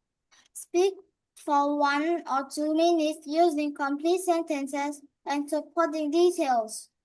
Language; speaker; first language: English; non-native, learner; Vietnamese